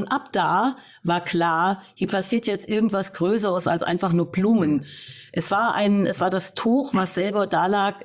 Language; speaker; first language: German; native; German